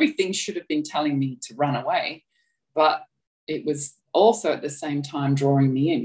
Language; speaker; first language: English; native; English